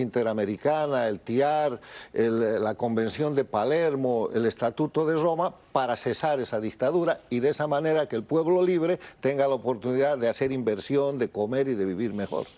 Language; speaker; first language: Spanish; native; Spanish